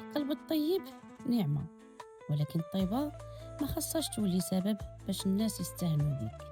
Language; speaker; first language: Arabic; native; Arabic